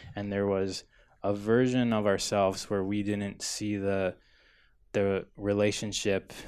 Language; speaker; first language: English; native; English